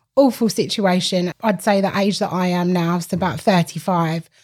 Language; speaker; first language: English; native; English